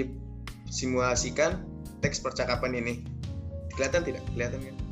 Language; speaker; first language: Indonesian; native; Indonesian